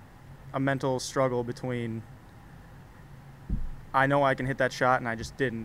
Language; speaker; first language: English; native; English